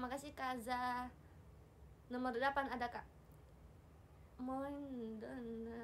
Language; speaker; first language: Indonesian; non-native, fluent; Japanese